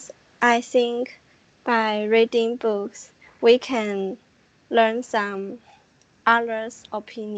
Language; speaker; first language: English; non-native, learner; Chinese